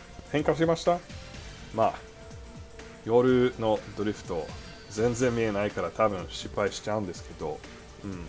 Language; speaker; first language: Japanese; non-native, fluent; English